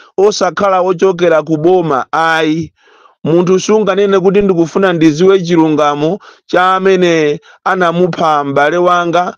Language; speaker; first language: Nyanja; native; Nyanja